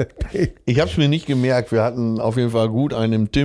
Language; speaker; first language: German; native; German